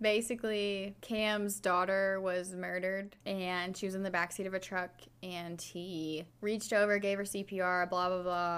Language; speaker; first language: English; native; English